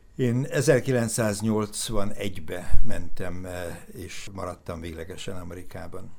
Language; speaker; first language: Hungarian; native; Hungarian